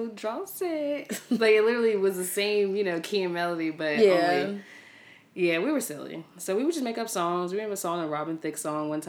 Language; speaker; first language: English; native; English